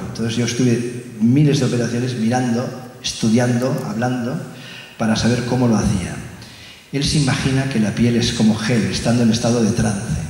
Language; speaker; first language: Spanish; native; Spanish